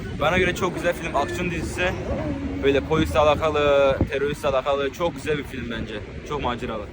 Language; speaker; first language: Turkish; early bilingual, heritage; Turkish